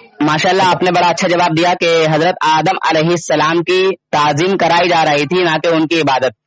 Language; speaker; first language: Urdu; native; Urdu